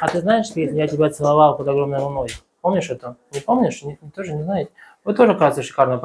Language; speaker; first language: Russian; native; Russian